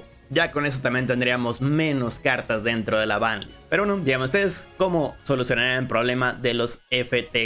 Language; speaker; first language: Spanish; native; Spanish